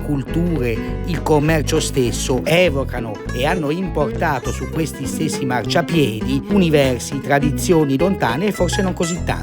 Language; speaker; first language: Italian; native; Italian